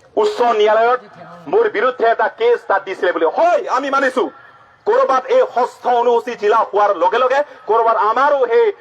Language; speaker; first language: Assamese; non-native, local second language; Karbi